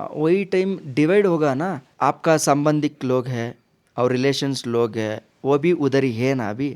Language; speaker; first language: Hindi; non-native, local second language; Kannada